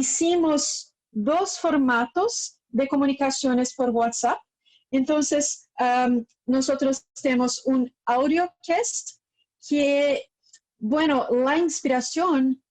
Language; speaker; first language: Spanish; non-native, fluent; Portuguese